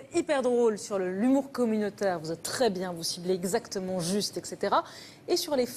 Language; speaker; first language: French; native; French